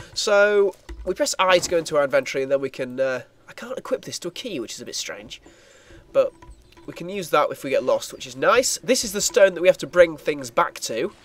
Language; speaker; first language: English; native; English